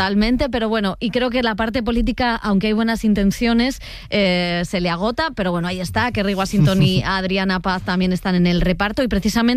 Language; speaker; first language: Spanish; native; Spanish